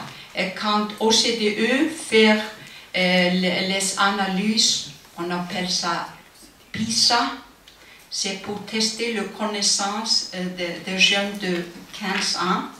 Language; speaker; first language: French; non-native, learner; Icelandic